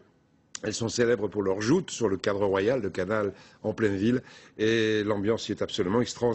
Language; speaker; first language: French; native; French